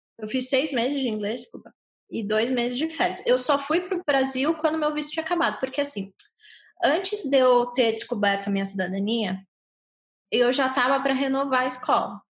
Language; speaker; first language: Portuguese; native; Portuguese